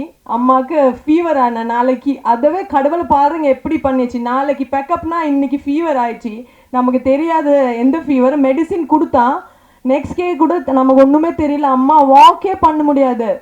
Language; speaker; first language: Tamil; non-native, fluent; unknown